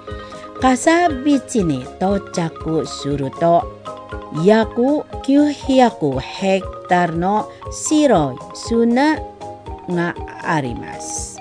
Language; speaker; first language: Japanese; non-native, fluent; Indonesian